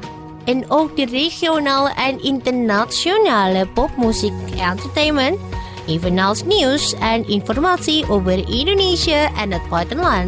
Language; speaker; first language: Dutch; non-native, fluent; Indonesian